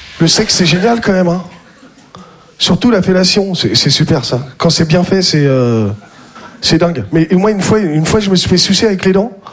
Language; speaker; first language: French; native; French